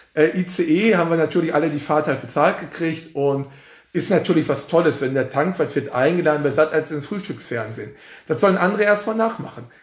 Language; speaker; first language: German; native; German